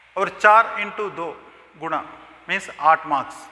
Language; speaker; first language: Hindi; non-native, local second language; Telugu